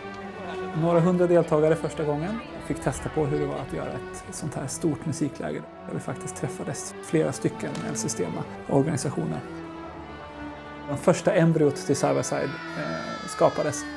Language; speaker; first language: Swedish; native; Swedish